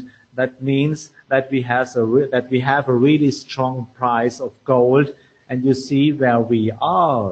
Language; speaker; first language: English; non-native, fluent; German